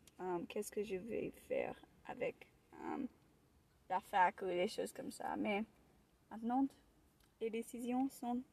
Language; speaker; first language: French; non-native, learner; English